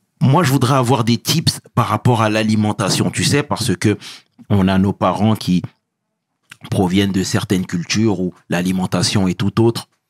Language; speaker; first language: French; early bilingual, other home language; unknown